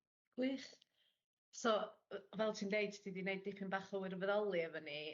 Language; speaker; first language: Welsh; native; Welsh